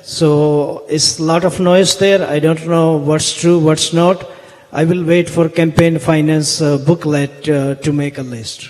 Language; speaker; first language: English; non-native, local second language; Hindi